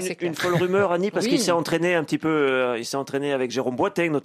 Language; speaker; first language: French; native; French